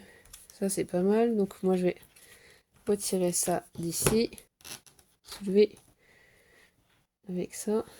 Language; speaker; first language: French; native; French